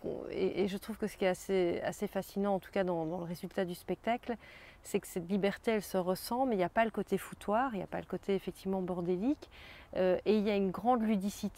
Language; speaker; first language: French; native; French